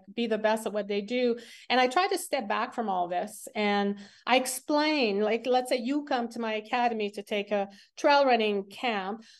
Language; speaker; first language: English; non-native, fluent; French